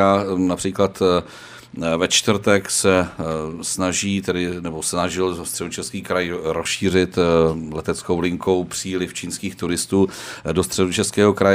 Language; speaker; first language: Czech; native; Czech